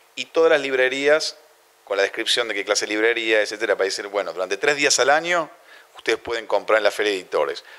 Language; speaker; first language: Spanish; native; Spanish